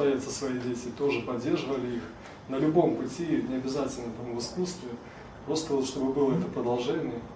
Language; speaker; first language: Russian; native; Russian